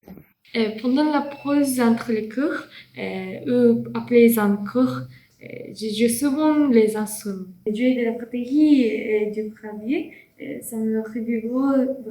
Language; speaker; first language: French; non-native, learner; Japanese